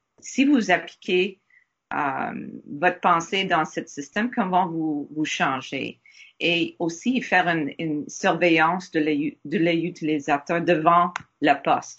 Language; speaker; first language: French; non-native, learner; English